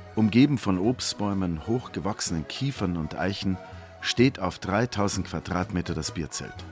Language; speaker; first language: German; native; German